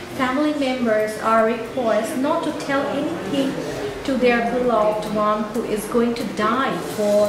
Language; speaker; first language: English; non-native, local second language; Bangla